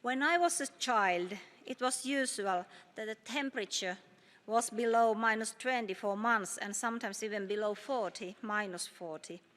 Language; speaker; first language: English; non-native, fluent; Finnish